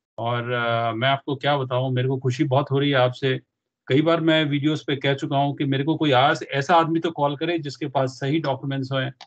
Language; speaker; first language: Hindi; non-native, local second language; Punjabi